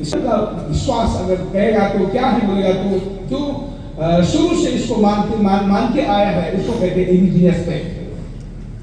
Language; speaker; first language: Hindi; non-native, local second language; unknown